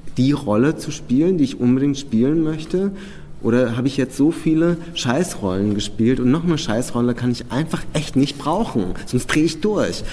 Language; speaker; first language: German; early bilingual, other home language; Czech